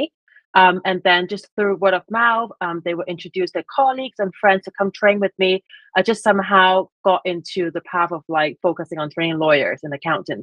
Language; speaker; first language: English; native; English